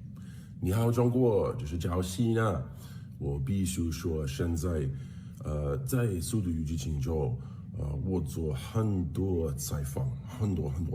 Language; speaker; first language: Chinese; non-native, learner; English